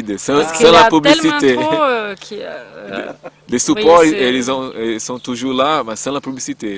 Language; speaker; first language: French; non-native, learner; Portuguese